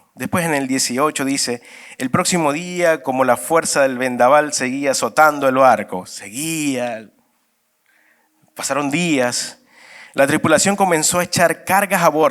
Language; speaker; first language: Spanish; native; Spanish